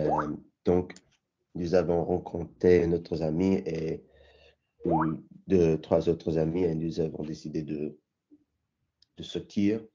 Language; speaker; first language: French; non-native, learner; English